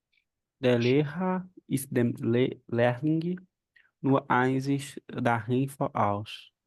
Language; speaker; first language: German; non-native, learner; Portuguese